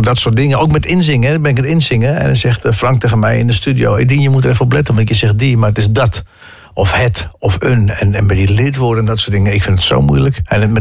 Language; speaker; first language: Dutch; early bilingual, other home language; English